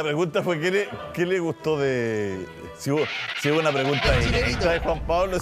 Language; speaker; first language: Spanish; native; Spanish